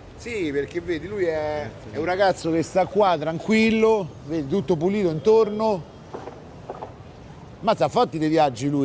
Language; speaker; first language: Italian; native; Italian